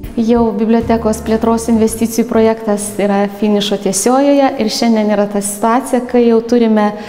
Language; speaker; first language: Lithuanian; native; Lithuanian